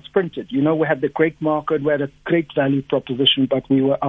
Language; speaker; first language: English; non-native, local second language; Xhosa